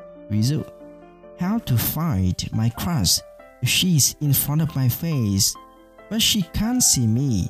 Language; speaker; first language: English; non-native, fluent; Vietnamese